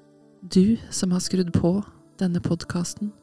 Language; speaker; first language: Norwegian; native; Norwegian